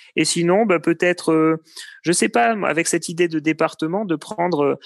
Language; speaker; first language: French; native; French